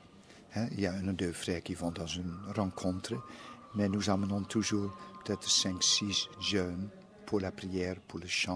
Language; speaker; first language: French; non-native, fluent; Dutch